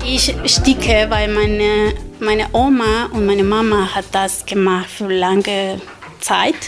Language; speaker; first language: German; non-native, learner; Spanish